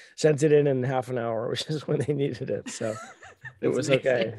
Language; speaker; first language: English; native; English